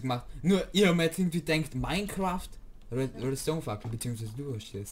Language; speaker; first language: German; native; German